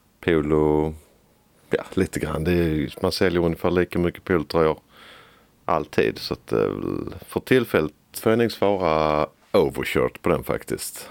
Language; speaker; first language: Swedish; native; Swedish